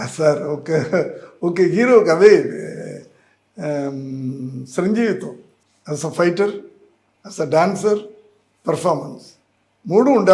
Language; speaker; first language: Telugu; non-native, learner; Tamil